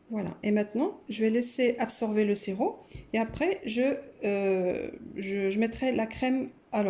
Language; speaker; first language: French; non-native, local second language; Arabic